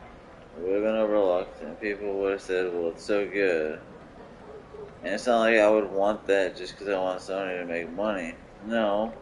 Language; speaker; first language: English; native; English